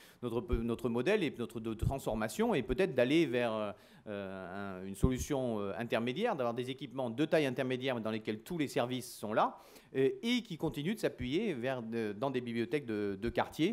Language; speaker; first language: French; native; French